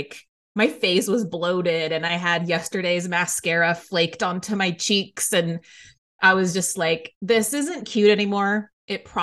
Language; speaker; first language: English; native; English